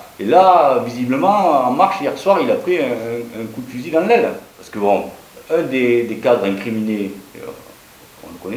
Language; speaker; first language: French; native; French